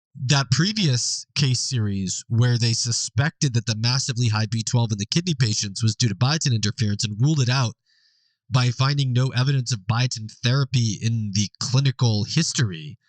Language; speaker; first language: English; native; English